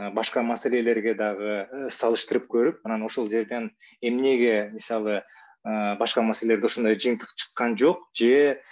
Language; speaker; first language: Kyrgyz; non-native, local second language; Russian